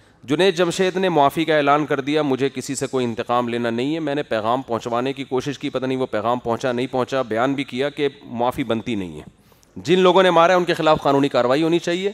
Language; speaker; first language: Urdu; native; Urdu